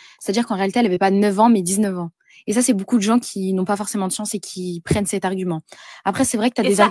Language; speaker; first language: French; native; French